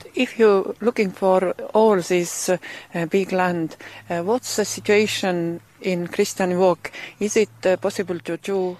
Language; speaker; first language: English; non-native, learner; Estonian